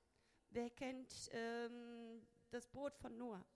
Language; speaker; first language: German; non-native, fluent; Spanish